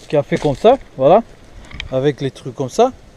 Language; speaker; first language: French; non-native, fluent; Portuguese